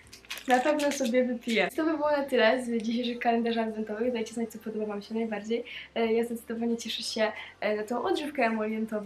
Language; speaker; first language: Polish; native; Polish